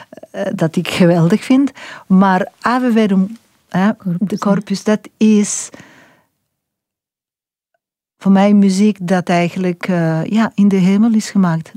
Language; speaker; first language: Dutch; non-native, local second language; French